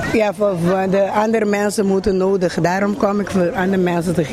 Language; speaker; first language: Dutch; non-native, learner; Spanish